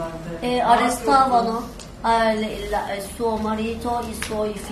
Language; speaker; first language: Italian; non-native, learner; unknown